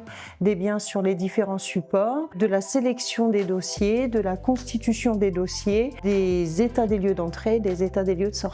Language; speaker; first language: French; native; French